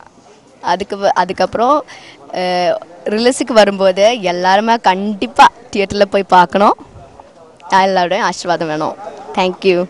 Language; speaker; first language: Tamil; non-native, learner; Malayalam